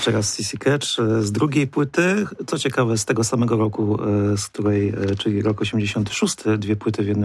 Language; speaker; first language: Polish; native; Polish